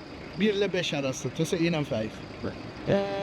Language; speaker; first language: Turkish; early bilingual, heritage; Turkish